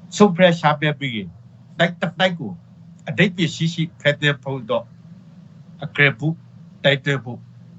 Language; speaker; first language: Burmese; native; Burmese